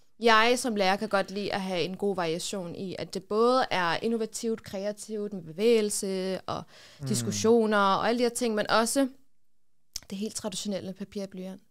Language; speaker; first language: Danish; early bilingual, other home language; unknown